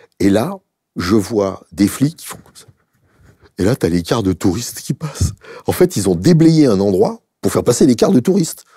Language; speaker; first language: French; native; French